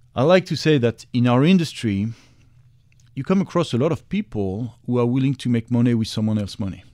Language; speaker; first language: English; non-native, fluent; French